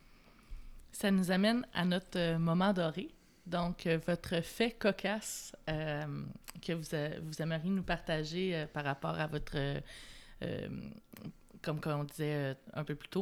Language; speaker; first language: French; native; French